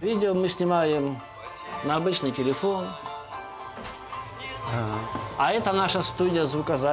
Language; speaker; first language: Russian; native; Russian